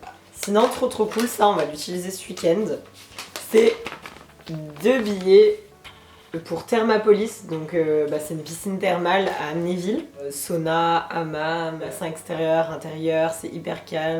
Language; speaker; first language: French; native; French